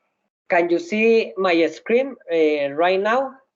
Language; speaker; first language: English; non-native, learner; Spanish